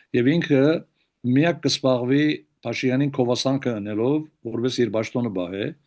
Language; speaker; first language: Armenian; early bilingual, heritage; Armenian